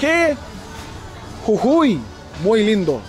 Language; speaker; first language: Spanish; non-native, learner; English